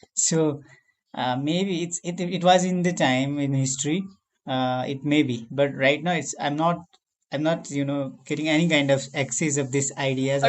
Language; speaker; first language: English; non-native, learner; Nepali